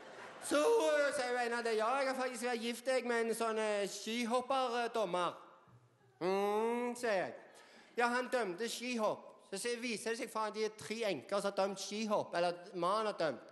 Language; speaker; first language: Norwegian; native; Norwegian